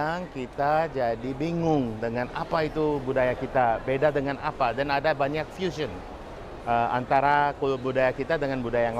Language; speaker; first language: Indonesian; non-native, fluent; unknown